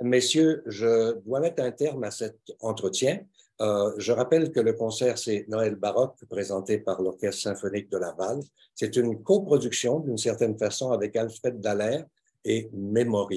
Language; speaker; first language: French; native; French